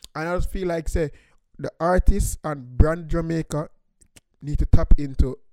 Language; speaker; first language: English; non-native, local second language; Jamaican Creole English